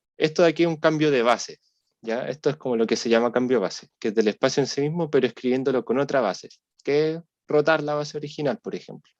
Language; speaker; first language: Spanish; native; Spanish